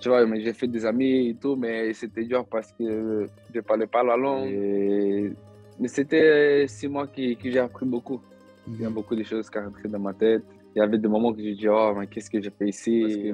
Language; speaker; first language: French; non-native, learner; Portuguese